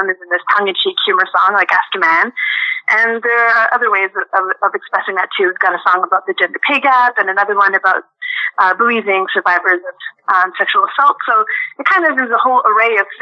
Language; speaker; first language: English; non-native, fluent; French